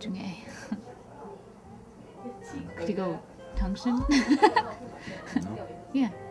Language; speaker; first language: Korean; non-native, learner; English